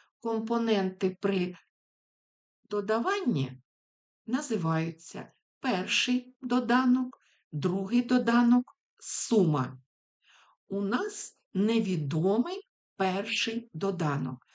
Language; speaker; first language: Ukrainian; native; Ukrainian